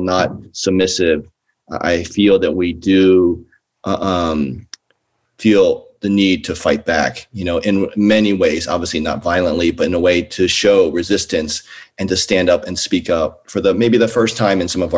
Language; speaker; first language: English; native; English